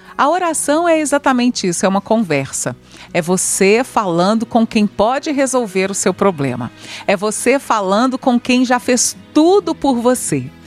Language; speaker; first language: Portuguese; native; Portuguese